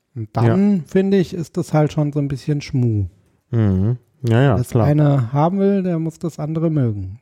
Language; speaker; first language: German; native; German